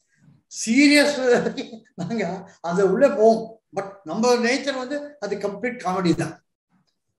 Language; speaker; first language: Tamil; non-native, local second language; Telugu